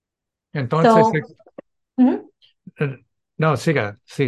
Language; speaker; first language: Spanish; early bilingual, heritage; English